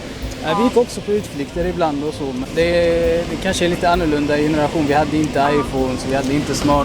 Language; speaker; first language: Swedish; non-native, fluent; Arabic